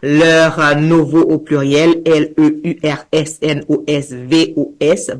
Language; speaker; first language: French; native; French